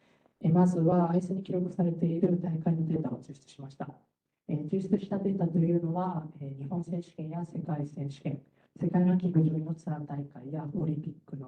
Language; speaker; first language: Japanese; native; Japanese